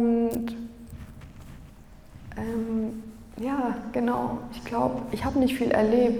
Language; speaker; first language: German; early bilingual, other home language; Kurdish